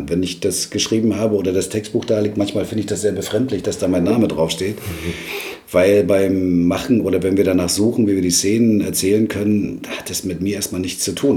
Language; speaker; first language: German; native; German